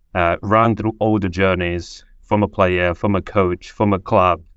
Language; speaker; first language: English; non-native, fluent; Portuguese